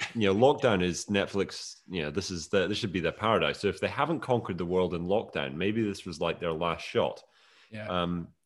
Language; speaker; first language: English; native; English